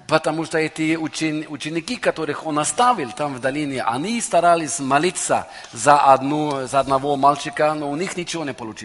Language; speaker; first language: Russian; non-native, learner; Norwegian